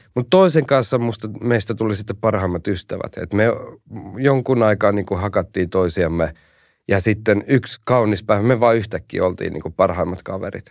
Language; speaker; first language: Finnish; early bilingual, heritage; Finnish